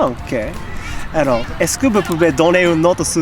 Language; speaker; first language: French; non-native, learner; Japanese